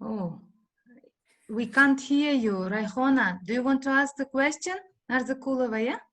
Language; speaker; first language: English; non-native, fluent; Uzbek